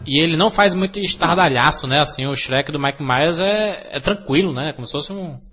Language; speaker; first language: Portuguese; native; Portuguese